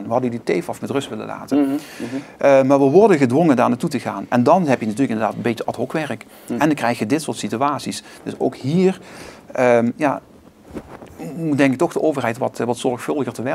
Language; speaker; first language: Dutch; native; Dutch